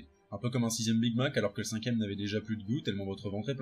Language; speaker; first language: French; native; French